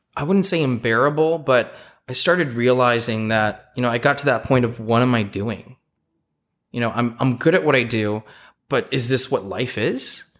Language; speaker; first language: English; native; English